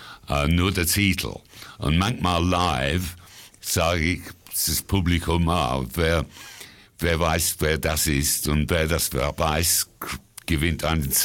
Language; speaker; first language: German; non-native, fluent; English